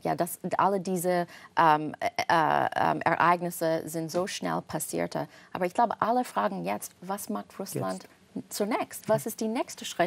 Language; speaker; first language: German; non-native, fluent; English